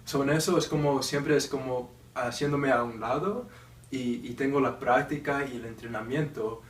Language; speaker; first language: Spanish; non-native, learner; English